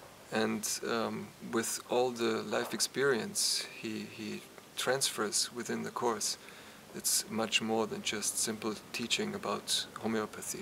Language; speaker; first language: English; non-native, fluent; German